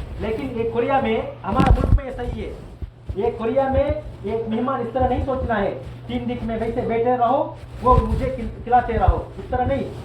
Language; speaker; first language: Hindi; non-native, local second language; Tamil